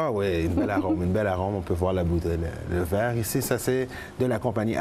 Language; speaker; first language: French; native; French